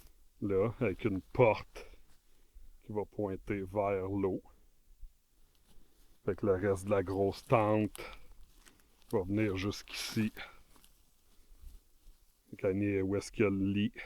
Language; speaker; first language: French; native; French